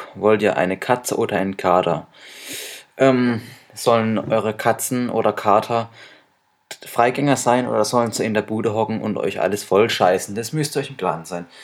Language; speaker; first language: German; native; German